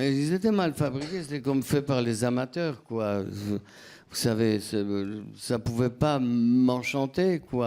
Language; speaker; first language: French; non-native, fluent; Polish